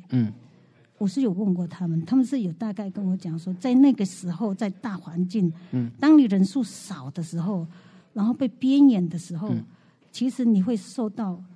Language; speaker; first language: Chinese; native; Chinese